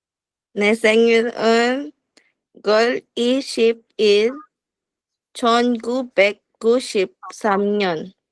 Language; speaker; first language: Korean; non-native, learner; Filipino